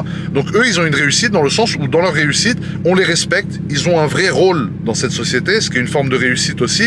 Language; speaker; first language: French; native; French